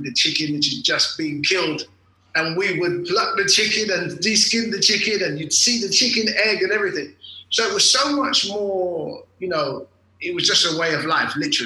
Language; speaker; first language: English; native; English